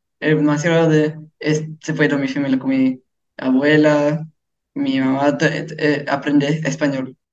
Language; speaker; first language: Spanish; early bilingual, heritage; English